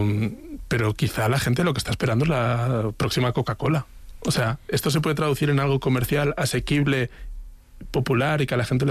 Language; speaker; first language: Spanish; native; Spanish